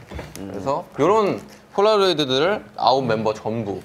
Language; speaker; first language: Korean; native; Korean